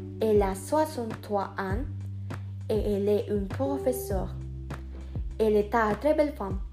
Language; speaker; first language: French; non-native, learner; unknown